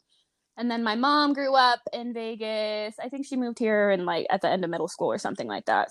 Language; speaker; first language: English; native; English